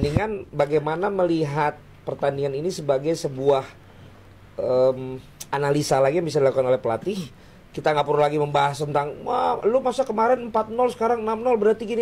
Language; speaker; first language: Indonesian; native; Indonesian